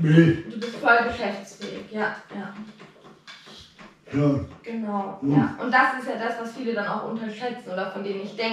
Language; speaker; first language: German; native; German